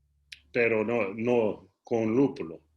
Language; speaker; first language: Spanish; non-native, learner; English